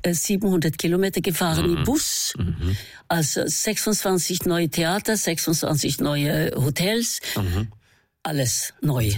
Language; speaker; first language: German; non-native, fluent; Norwegian